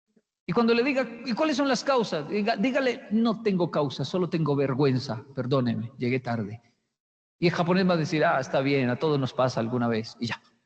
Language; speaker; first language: Spanish; native; Spanish